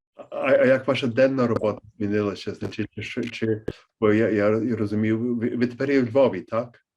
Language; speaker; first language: Ukrainian; early bilingual, heritage; Ukrainian